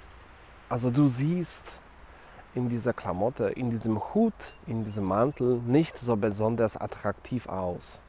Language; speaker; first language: German; non-native, fluent; Polish